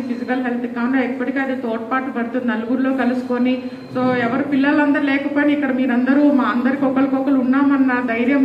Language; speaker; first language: Telugu; native; Telugu